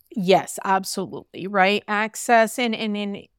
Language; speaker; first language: English; non-native, fluent; Portuguese